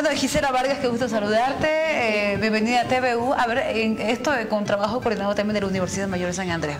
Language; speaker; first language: Spanish; native; Spanish